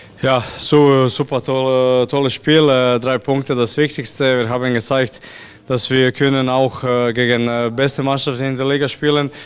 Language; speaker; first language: German; non-native, learner; Croatian